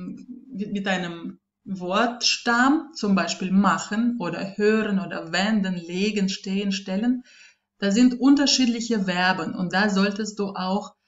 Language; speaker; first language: German; non-native, fluent; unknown